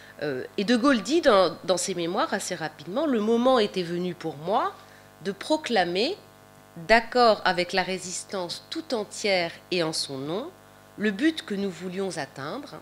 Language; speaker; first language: French; native; French